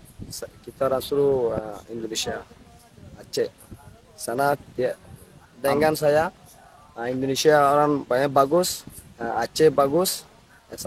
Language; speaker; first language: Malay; non-native, learner; Rohingya